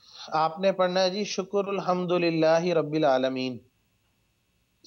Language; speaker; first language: Urdu; native; Urdu